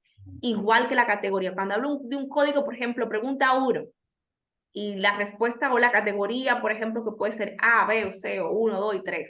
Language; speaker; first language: Spanish; native; Spanish